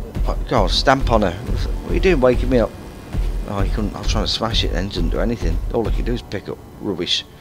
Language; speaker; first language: English; native; English